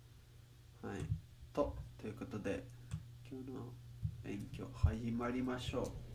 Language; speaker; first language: Japanese; non-native, learner; English